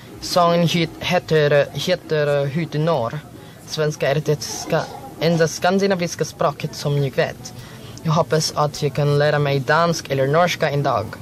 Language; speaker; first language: Swedish; non-native, learner; Filipino